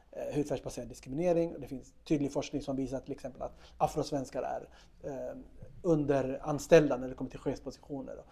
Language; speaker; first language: Swedish; early bilingual, other home language; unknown